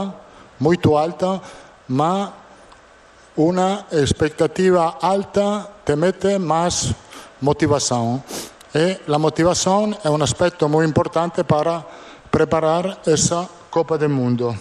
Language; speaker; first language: Portuguese; non-native, fluent; Italian